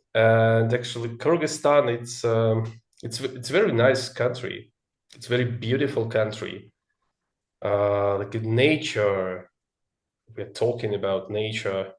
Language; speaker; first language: English; non-native, learner; Russian